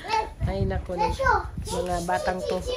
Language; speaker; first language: Filipino; non-native, local second language; Hiligaynon